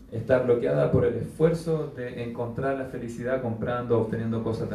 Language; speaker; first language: Spanish; native; Spanish